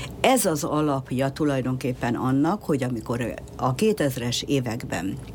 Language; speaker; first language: Hungarian; native; Hungarian